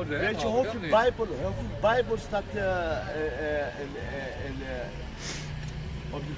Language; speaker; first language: Dutch; non-native, learner; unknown